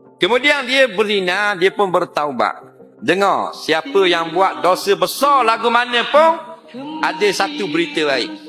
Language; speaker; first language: Malay; native; Malay